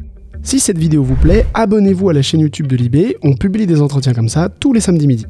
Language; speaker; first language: French; native; French